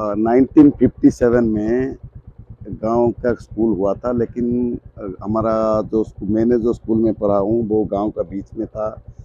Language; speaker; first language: Hindi; non-native, local second language; Odia